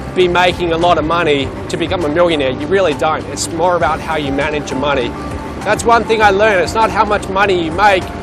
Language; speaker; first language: English; native; English